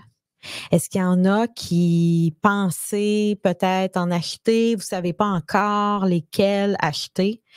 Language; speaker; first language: French; native; French